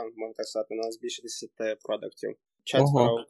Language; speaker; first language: Ukrainian; native; Ukrainian